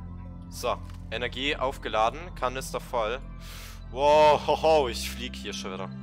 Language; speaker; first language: German; native; German